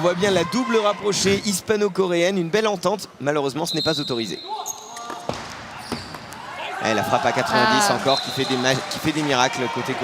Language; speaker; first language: French; native; French